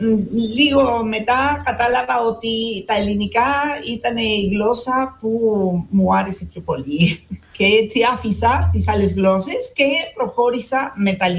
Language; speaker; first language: Greek; non-native, fluent; Spanish